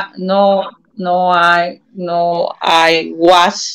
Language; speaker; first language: English; non-native, learner; Spanish